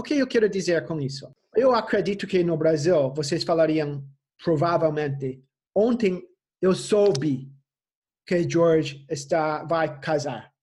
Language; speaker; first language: Portuguese; non-native, fluent; English